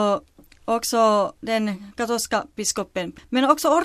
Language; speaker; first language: Swedish; non-native, local second language; Finnish